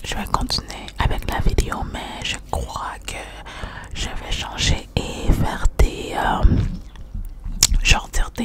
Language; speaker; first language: French; non-native, learner; English